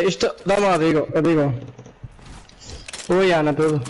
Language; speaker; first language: Portuguese; native; Portuguese